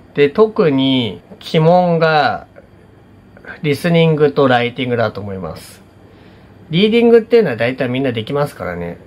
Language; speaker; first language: Japanese; native; Japanese